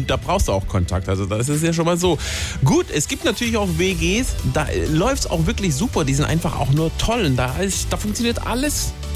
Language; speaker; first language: German; native; German